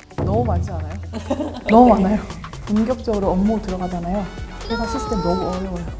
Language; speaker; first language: Korean; non-native, fluent; Vietnamese